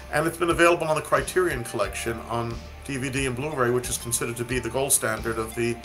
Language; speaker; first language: English; native; English